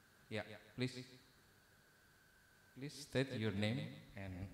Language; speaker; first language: English; non-native, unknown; Indonesian